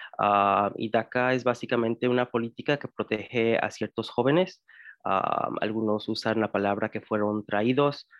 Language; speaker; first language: Spanish; early bilingual, heritage; Spanish